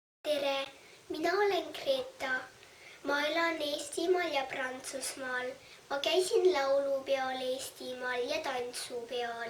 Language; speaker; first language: Estonian; early bilingual, heritage; Estonian